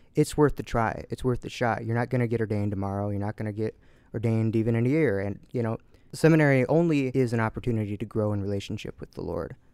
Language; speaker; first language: English; native; English